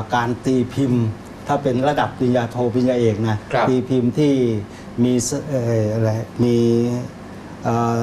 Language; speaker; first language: Thai; native; Thai